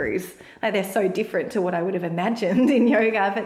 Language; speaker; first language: English; native; English